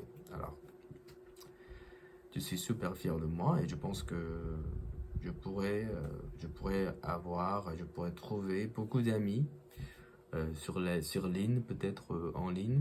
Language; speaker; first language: French; non-native, learner; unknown